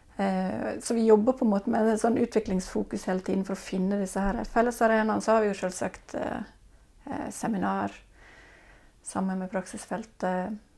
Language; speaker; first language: Norwegian; native; Norwegian